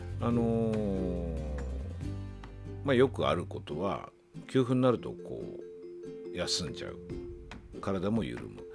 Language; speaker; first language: Japanese; native; Japanese